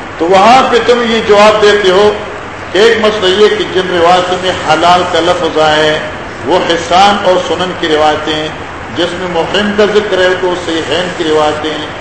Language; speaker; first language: Urdu; non-native, local second language; Northern Hindko